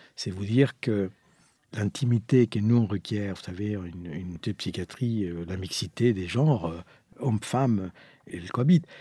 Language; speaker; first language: French; non-native, fluent; Spanish